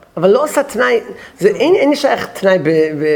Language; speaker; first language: Hebrew; non-native, fluent; English